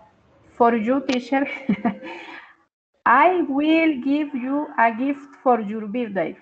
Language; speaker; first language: English; non-native, learner; Spanish